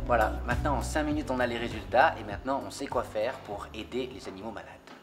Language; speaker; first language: French; native; French